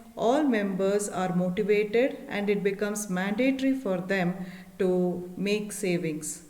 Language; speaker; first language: English; non-native, local second language; Kannada